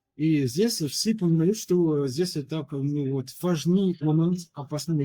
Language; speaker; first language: Russian; non-native, learner; French